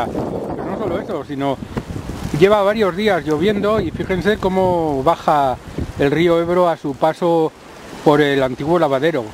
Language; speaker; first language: Spanish; native; Spanish